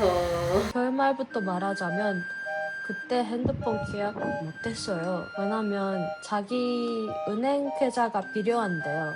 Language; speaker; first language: Korean; non-native, fluent; Japanese